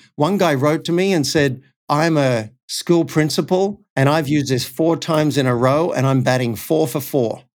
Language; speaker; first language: English; native; English